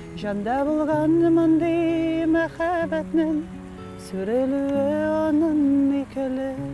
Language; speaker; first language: Tatar; non-native, local second language; Russian